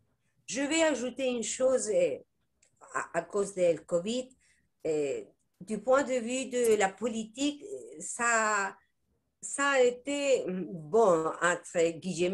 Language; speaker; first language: French; non-native, fluent; Spanish